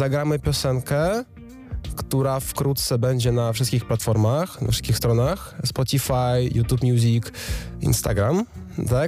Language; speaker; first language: Polish; non-native, fluent; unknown